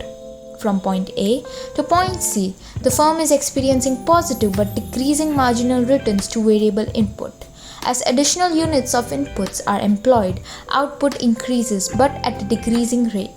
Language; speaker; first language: English; non-native, local second language; Gujarati